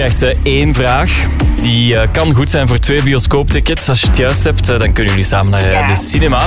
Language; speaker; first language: Dutch; native; Dutch